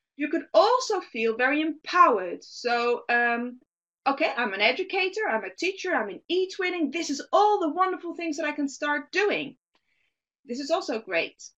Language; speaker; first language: English; non-native, fluent; Dutch